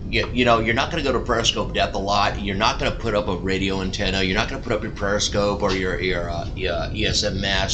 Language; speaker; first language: English; native; English